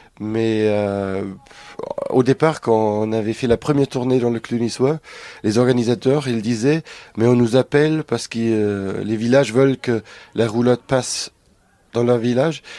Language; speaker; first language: French; non-native, fluent; German